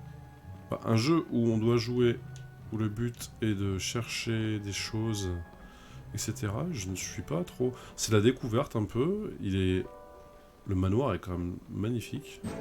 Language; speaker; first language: French; native; French